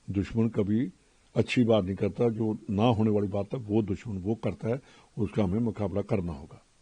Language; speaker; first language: Hindi; non-native, local second language; Punjabi